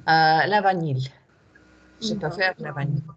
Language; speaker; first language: French; non-native, learner; Russian